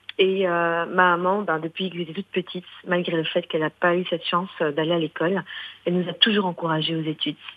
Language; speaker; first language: French; early bilingual, other home language; Arabic